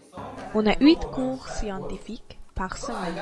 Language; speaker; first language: French; non-native, learner; Hungarian